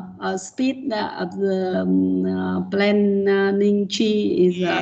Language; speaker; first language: English; non-native, learner; Vietnamese